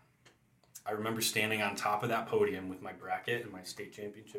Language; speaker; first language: English; native; English